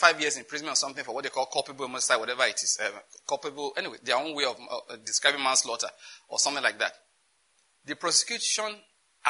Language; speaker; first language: English; non-native, local second language; Yoruba